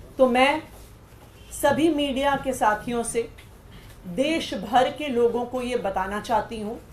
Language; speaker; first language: Hindi; native; Hindi